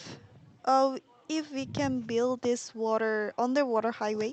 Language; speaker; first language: English; non-native, learner; Korean